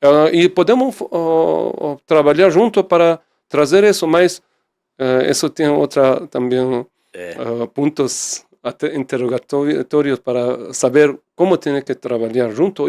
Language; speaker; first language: Portuguese; non-native, fluent; Persian